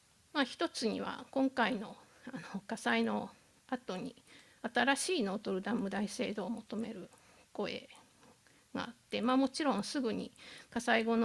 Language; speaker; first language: Japanese; native; Japanese